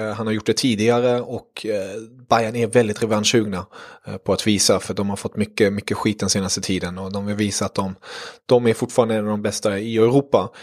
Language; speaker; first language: Swedish; early bilingual, other home language; German